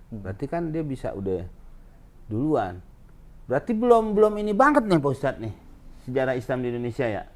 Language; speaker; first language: Indonesian; native; Indonesian